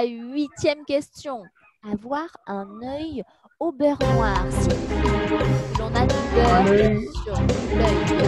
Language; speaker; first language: French; native; French